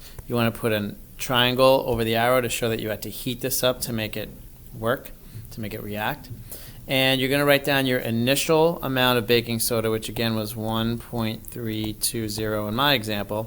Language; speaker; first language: English; native; English